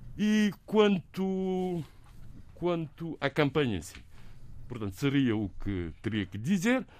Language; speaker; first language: Portuguese; non-native, local second language; Kabuverdianu